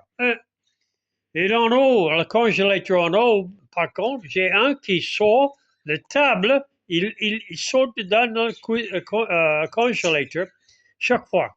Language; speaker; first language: French; non-native, fluent; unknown